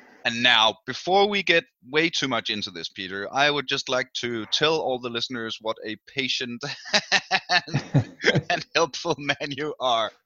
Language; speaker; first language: English; non-native, fluent; Danish